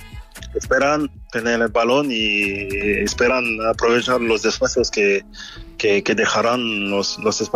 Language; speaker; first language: Spanish; non-native, fluent; French